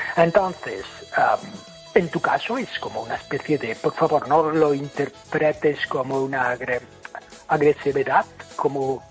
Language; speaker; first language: Spanish; non-native, fluent; English